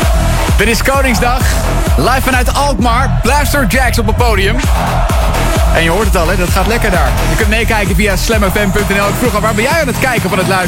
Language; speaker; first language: Dutch; native; Dutch